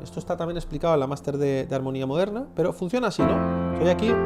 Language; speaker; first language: Spanish; native; Spanish